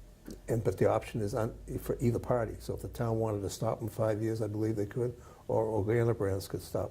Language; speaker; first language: English; native; English